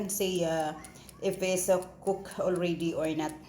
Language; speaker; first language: English; non-native, local second language; Cebuano